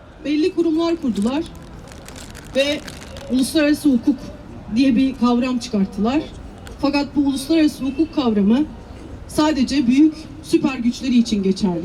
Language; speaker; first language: Turkish; native; Turkish